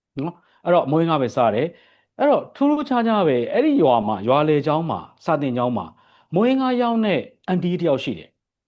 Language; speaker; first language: Burmese; native; Burmese